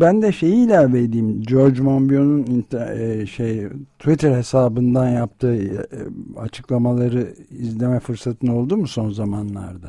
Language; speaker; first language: Turkish; native; Turkish